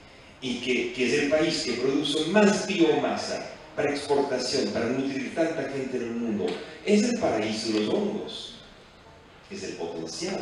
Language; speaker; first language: Spanish; non-native, fluent; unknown